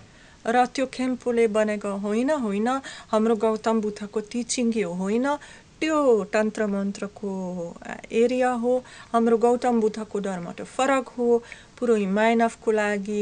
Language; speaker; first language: Nepali; non-native, learner; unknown